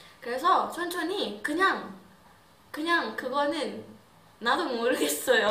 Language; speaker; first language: Korean; non-native, learner; Malay